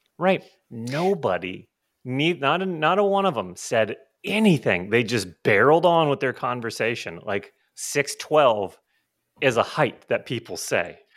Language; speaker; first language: English; native; English